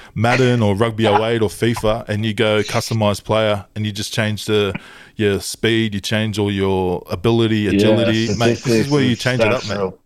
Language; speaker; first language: English; early bilingual, other home language; Tongan